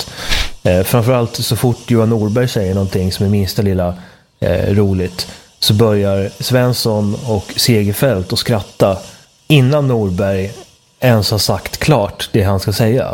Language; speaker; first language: Swedish; native; Swedish